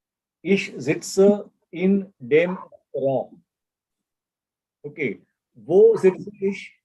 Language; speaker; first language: German; non-native, fluent; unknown